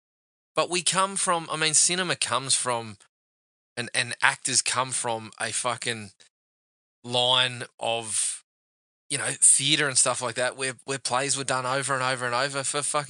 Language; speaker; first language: English; native; English